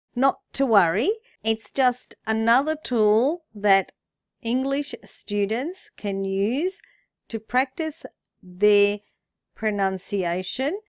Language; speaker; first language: English; native; English